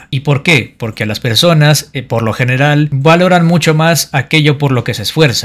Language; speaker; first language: Spanish; native; Spanish